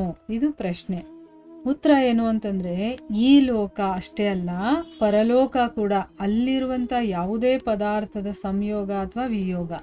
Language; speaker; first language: Kannada; native; Kannada